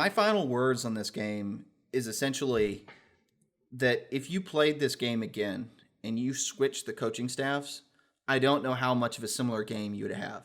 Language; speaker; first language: English; native; English